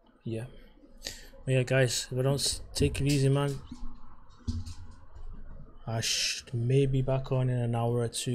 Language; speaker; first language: English; native; English